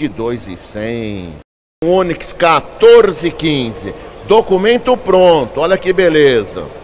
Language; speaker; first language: Portuguese; native; Portuguese